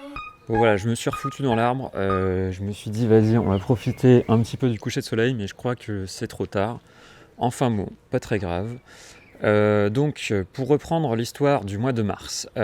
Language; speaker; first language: French; native; French